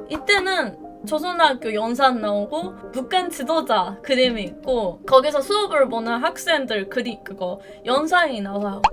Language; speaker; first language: Korean; non-native, fluent; Japanese